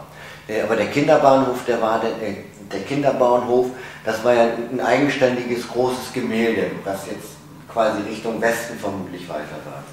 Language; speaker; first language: German; native; German